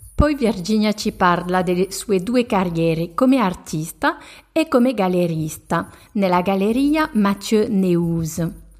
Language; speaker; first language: Italian; non-native, fluent; French